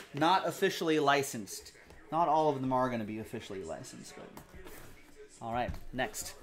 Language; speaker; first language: English; native; English